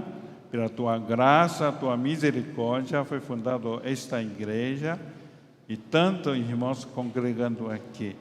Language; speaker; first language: Portuguese; non-native, fluent; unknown